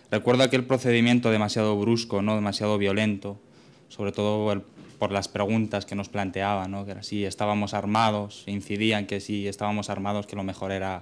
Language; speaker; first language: Spanish; native; Spanish